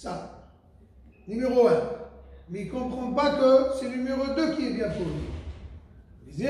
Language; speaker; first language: French; native; French